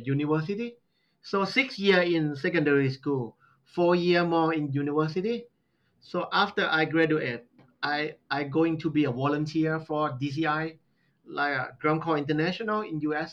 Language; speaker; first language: English; non-native, learner; Thai